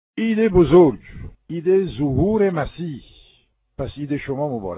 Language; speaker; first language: Persian; non-native, fluent; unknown